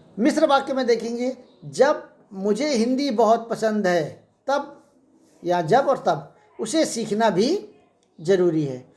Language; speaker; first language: Hindi; native; Hindi